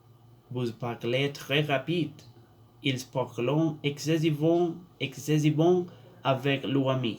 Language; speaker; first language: French; non-native, learner; Spanish